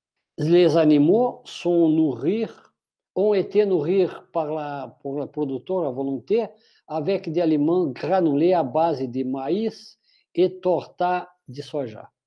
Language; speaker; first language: French; non-native, fluent; Portuguese